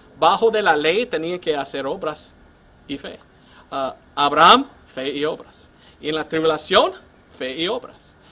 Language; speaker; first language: Spanish; non-native, fluent; English